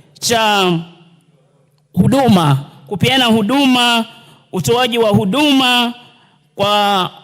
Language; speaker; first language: Swahili; native; Swahili